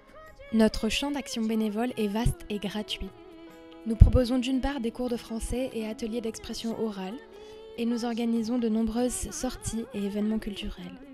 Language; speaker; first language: French; native; French